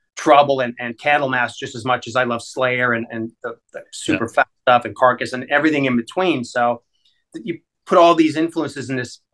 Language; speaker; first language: English; native; English